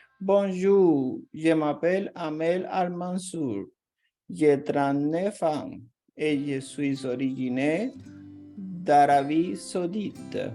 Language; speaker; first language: French; non-native, fluent; Spanish